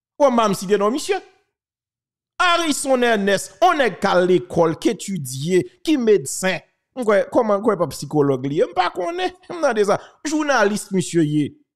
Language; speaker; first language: French; non-native, local second language; Haitian Creole